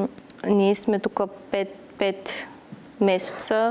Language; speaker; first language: Bulgarian; non-native, learner; Russian